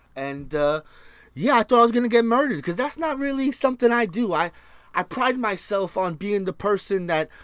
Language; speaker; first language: English; early bilingual, other home language; Spanish